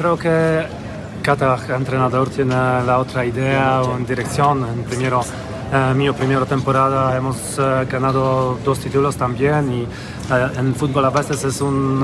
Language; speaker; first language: Spanish; non-native, fluent; Polish